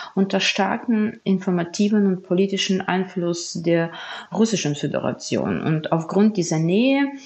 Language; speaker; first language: German; non-native, fluent; Ukrainian